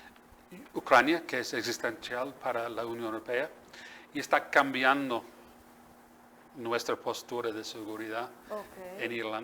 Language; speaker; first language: Spanish; non-native, fluent; English